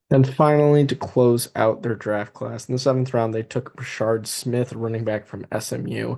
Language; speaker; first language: English; native; English